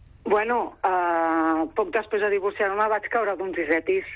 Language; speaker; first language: Catalan; non-native, local second language; Spanish